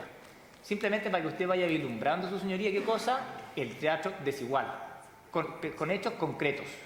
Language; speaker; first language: Spanish; native; Spanish